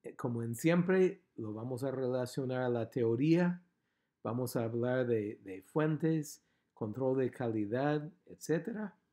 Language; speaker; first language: Spanish; non-native, fluent; English